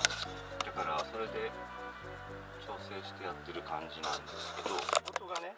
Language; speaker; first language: Japanese; native; Japanese